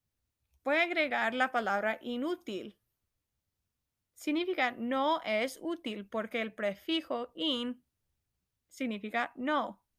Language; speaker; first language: Spanish; non-native, fluent; English